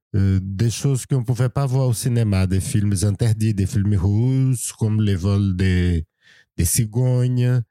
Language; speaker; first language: French; non-native, fluent; Portuguese